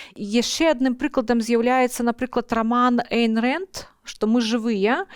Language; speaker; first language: Belarusian; non-native, local second language; Russian